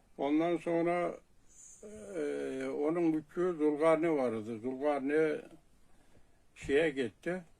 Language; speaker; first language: Turkish; native; Turkish